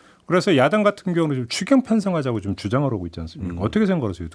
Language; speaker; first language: Korean; native; Korean